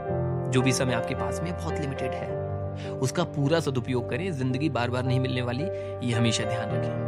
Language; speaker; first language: Hindi; native; Hindi